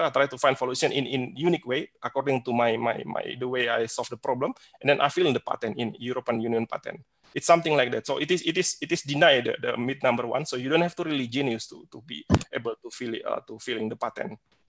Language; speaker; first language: English; non-native, fluent; Indonesian